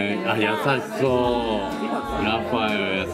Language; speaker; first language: Japanese; native; Japanese